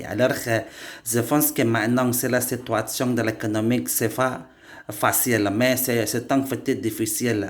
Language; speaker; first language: French; non-native, learner; Indonesian